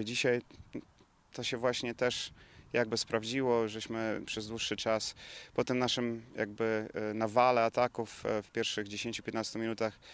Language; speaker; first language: Polish; native; Polish